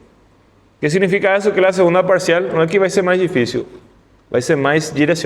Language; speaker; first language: Spanish; non-native, fluent; Portuguese